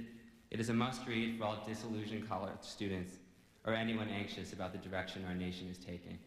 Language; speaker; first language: English; native; English